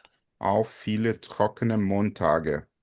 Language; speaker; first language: German; non-native, fluent; Portuguese